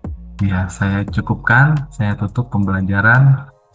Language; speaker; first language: Indonesian; native; Indonesian